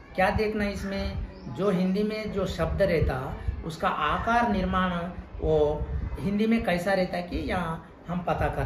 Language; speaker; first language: Hindi; non-native, local second language; Telugu